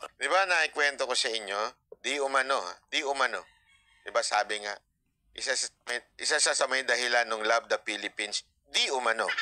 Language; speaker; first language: Filipino; native; Filipino